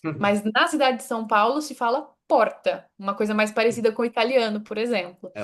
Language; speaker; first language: Portuguese; native; Portuguese